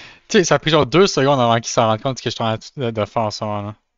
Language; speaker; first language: French; native; French